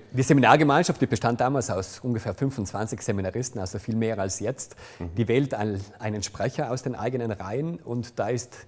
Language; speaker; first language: German; non-native, local second language; Ladin